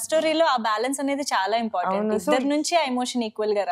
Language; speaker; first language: Telugu; native; Telugu